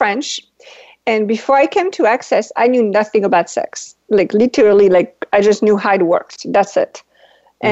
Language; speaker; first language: English; non-native, fluent; French